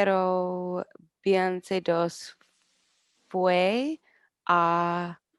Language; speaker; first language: Spanish; non-native, learner; English